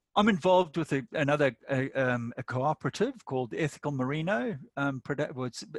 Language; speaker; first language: English; native; English